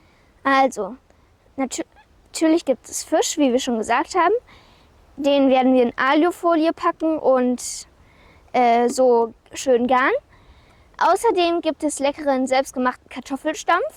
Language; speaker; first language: German; native; German